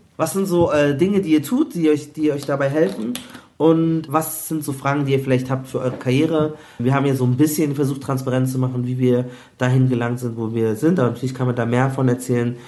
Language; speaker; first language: German; early bilingual, other home language; Igbo